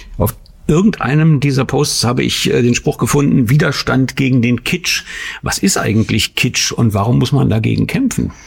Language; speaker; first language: German; native; German